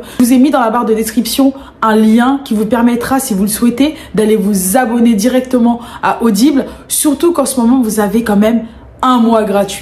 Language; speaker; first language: French; native; French